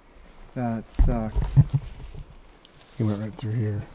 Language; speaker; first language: English; native; English